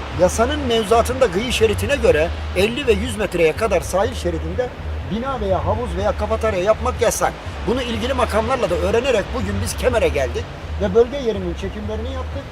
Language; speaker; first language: Turkish; native; Turkish